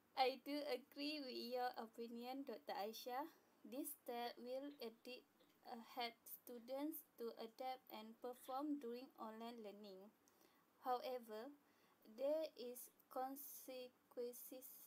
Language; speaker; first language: English; non-native, fluent; Malay